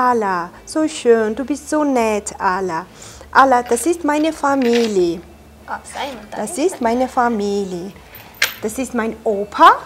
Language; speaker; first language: German; non-native, fluent; Armenian